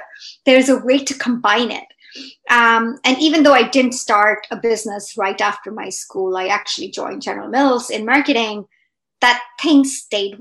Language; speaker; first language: English; non-native, local second language; Hindi